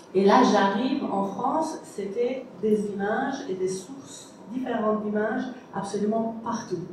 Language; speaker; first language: French; non-native, fluent; Persian